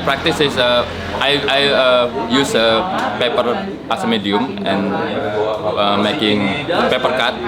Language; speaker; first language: English; non-native, learner; Indonesian